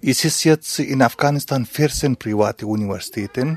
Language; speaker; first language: German; non-native, fluent; Pashto